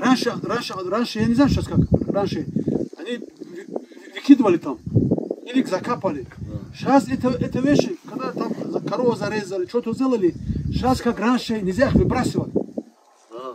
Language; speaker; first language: Russian; non-native, local second language; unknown